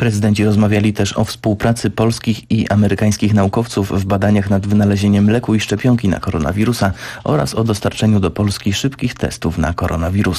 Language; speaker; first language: Polish; native; Polish